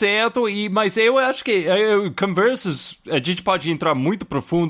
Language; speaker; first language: Portuguese; non-native, fluent; English